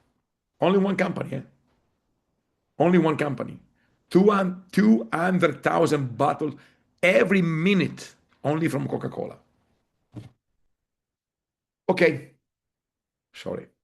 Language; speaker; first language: English; non-native, fluent; Italian